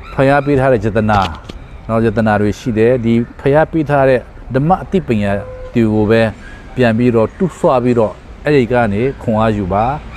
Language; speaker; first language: Burmese; non-native, local second language; Hakha Chin